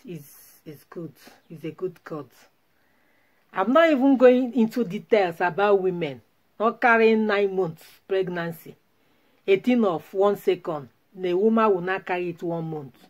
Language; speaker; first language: English; non-native, local second language; Igbo